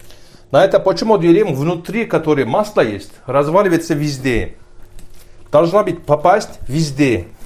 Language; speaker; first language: Russian; non-native, learner; Turkish